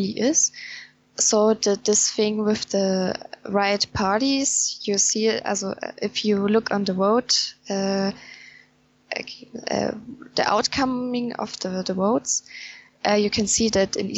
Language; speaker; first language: English; non-native, fluent; German